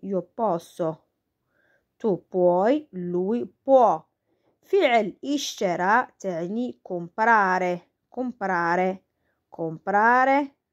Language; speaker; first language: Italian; non-native, learner; Arabic